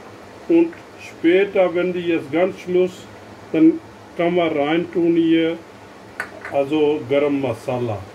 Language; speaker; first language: German; non-native, learner; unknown